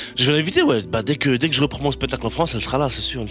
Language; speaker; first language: French; native; French